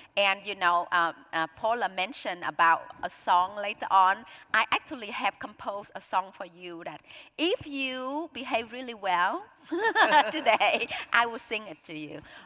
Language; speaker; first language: English; non-native, fluent; Vietnamese